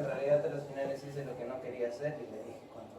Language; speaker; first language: Spanish; native; Spanish